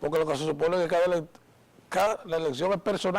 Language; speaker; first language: Spanish; native; Spanish